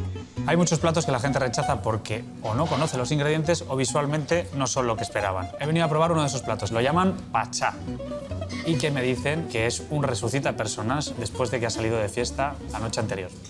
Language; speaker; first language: Spanish; native; Spanish